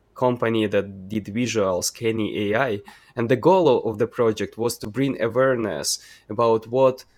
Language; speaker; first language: English; non-native, fluent; Ukrainian